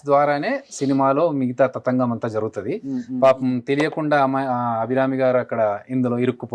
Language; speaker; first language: Telugu; native; Telugu